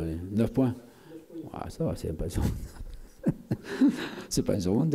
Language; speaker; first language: French; native; French